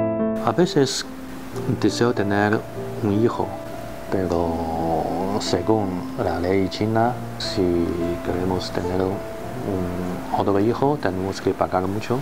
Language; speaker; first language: Spanish; non-native, learner; Chinese